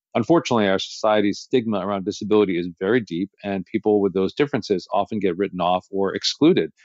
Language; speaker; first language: English; native; English